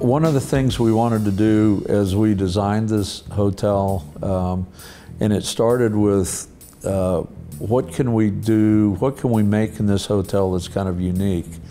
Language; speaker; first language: English; native; English